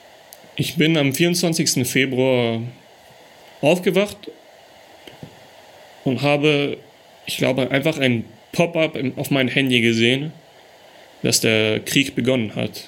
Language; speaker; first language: German; early bilingual, other home language; Russian